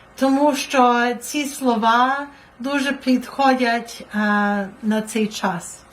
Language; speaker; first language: Ukrainian; early bilingual, heritage; Ukrainian